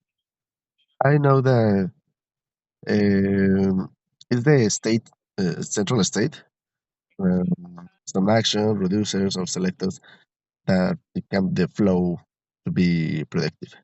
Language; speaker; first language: English; non-native, learner; Spanish